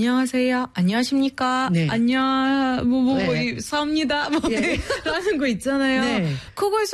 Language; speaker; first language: Korean; non-native, fluent; Arabic